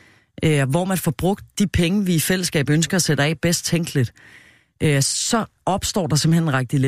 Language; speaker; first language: Danish; native; Danish